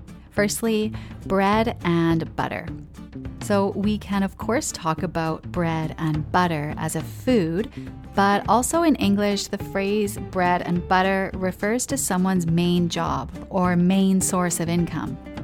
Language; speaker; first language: English; native; English